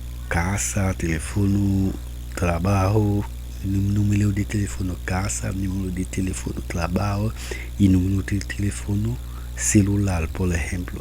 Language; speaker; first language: Spanish; non-native, learner; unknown